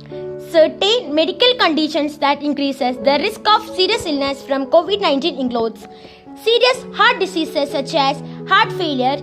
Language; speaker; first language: English; non-native, local second language; Malayalam